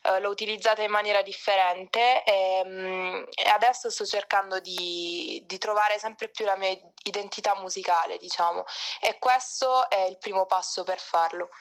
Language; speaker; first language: Italian; native; Italian